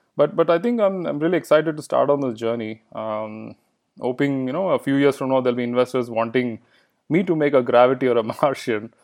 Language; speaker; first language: English; non-native, local second language; Kannada